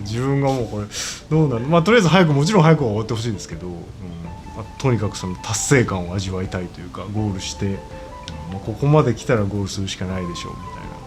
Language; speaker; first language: Japanese; native; Japanese